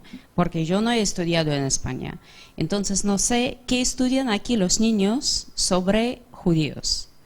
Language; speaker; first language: Spanish; non-native, fluent; English